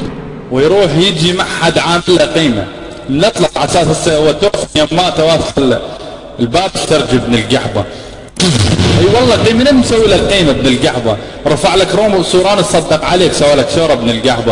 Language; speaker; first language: Arabic; native; Arabic